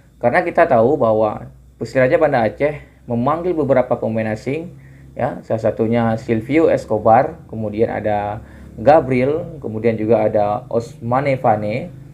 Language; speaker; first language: Indonesian; non-native, local second language; Achinese